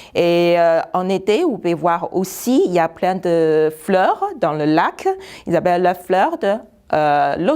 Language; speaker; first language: French; non-native, fluent; Chinese